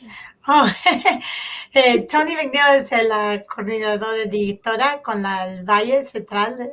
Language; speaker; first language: Spanish; early bilingual, heritage; Spanish